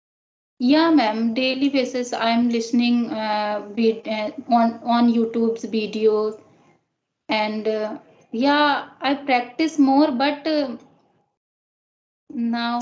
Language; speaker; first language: English; non-native, learner; Hindi